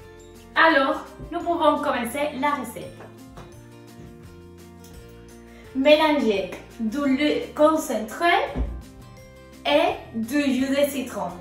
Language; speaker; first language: French; non-native, learner; Spanish